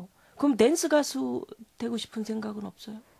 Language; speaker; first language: Korean; native; Korean